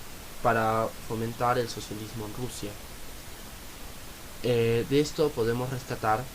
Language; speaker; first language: Spanish; native; Spanish